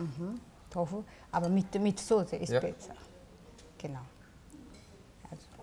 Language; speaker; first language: German; non-native, learner; Japanese